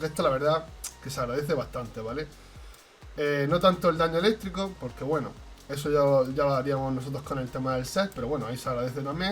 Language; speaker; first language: Spanish; native; Spanish